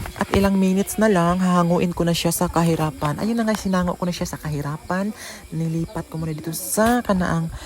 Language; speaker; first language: Filipino; non-native, local second language; Cebuano